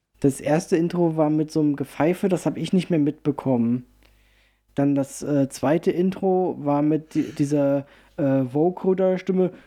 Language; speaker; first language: German; early bilingual, other home language; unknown